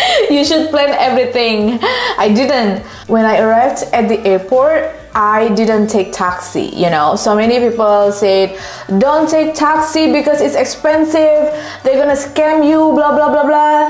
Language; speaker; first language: English; non-native, fluent; Indonesian